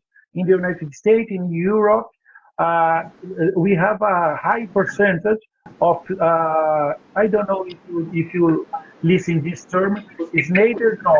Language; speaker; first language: English; non-native, learner; Portuguese